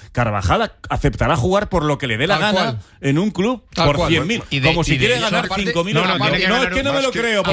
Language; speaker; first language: Spanish; native; Spanish